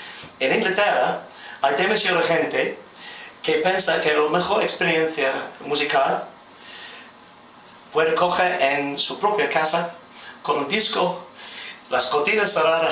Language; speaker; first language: Spanish; non-native, fluent; English